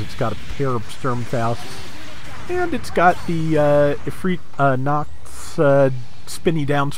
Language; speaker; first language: English; native; English